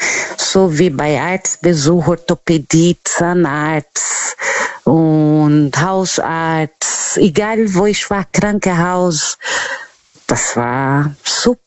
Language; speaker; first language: German; non-native, learner; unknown